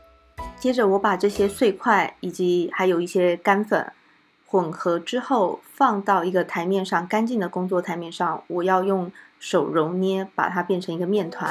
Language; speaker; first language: Chinese; native; Chinese